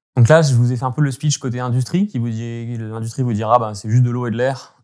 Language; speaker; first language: French; native; French